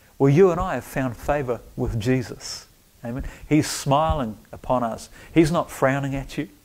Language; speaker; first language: English; native; English